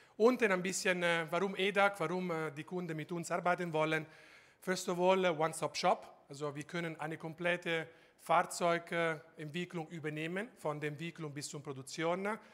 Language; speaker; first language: German; non-native, fluent; Italian